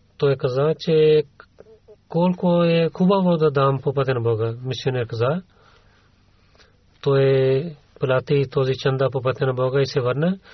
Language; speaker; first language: Bulgarian; non-native, learner; Urdu